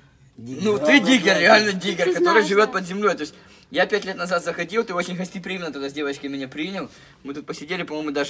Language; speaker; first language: Russian; native; Russian